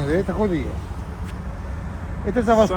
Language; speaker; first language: Russian; non-native, learner; Azerbaijani